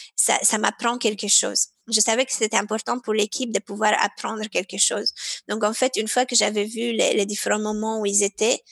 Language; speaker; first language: French; non-native, fluent; Romanian